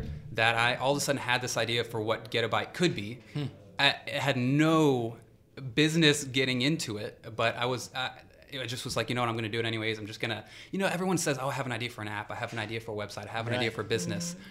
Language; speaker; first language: English; native; English